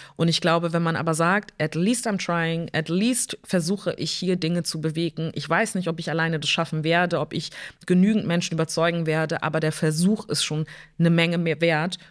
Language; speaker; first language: German; early bilingual, other home language; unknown